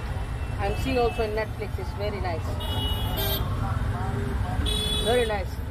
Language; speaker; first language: English; non-native, learner; Hindi